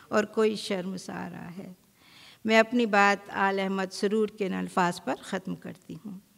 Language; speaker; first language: Urdu; native; Urdu